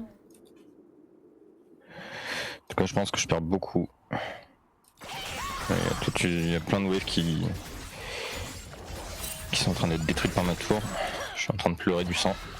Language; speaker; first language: French; native; French